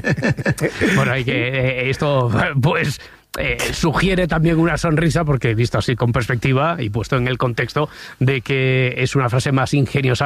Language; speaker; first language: Spanish; native; Spanish